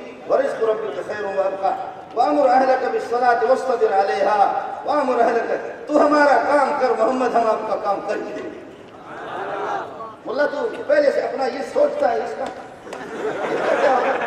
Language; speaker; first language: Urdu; non-native, local second language; Brahui